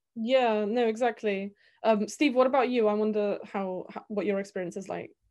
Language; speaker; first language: English; early bilingual, other home language; Bulgarian